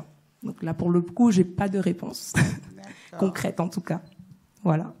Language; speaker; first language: French; native; French